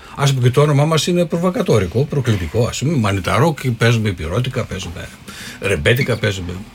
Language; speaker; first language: Greek; native; Greek